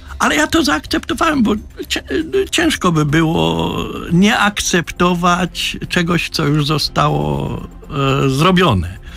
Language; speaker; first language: Polish; native; Polish